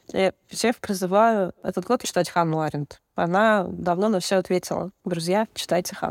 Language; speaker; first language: Russian; native; Russian